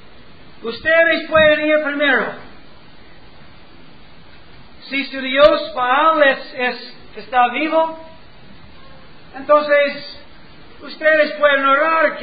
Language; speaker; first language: Spanish; non-native, learner; English